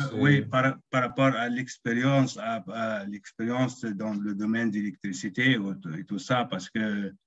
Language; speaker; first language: French; non-native, local second language; Arabic